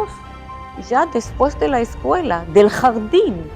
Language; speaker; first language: Spanish; non-native, fluent; Hebrew